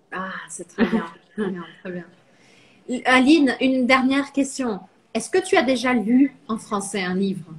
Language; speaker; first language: French; non-native, fluent; Portuguese